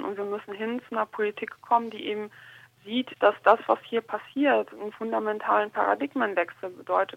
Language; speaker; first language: German; native; German